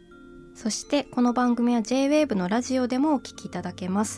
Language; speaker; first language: Japanese; native; Japanese